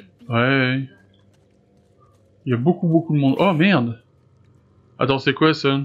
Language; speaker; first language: French; native; French